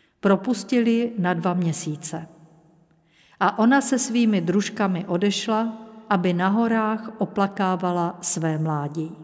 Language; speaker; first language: Czech; native; Czech